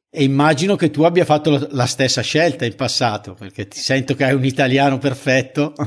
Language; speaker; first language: Italian; native; Italian